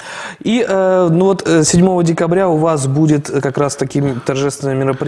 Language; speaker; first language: Russian; native; Russian